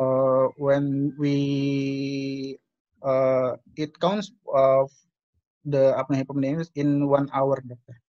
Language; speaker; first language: English; non-native, learner; Indonesian